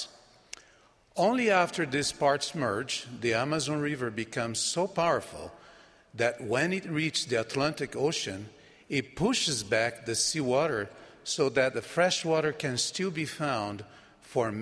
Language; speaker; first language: English; non-native, fluent; Portuguese